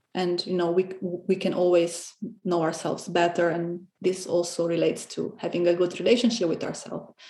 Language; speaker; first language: English; non-native, fluent; Romanian